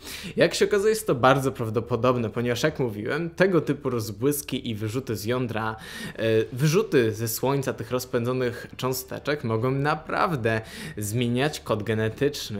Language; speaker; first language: Polish; native; Polish